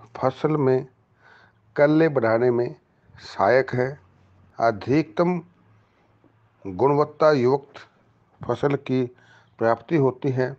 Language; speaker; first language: Hindi; native; Hindi